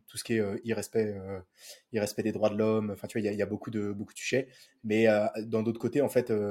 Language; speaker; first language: French; native; French